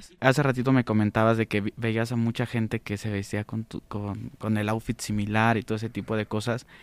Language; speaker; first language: Spanish; native; Spanish